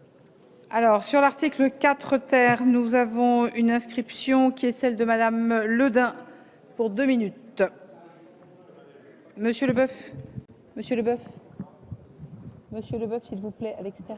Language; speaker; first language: French; native; French